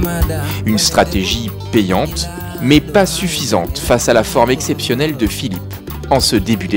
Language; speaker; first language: French; native; French